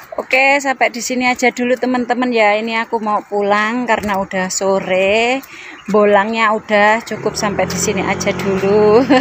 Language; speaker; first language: Indonesian; non-native, local second language; Javanese